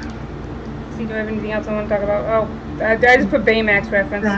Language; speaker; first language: English; native; English